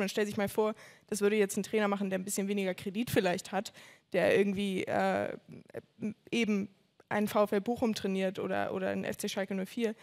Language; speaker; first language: German; native; German